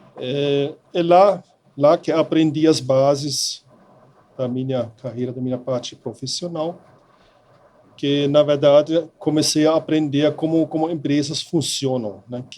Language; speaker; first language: Portuguese; non-native, fluent; German